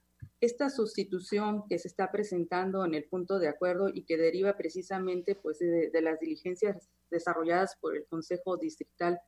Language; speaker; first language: Spanish; native; Spanish